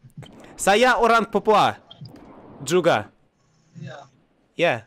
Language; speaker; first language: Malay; non-native, learner; Russian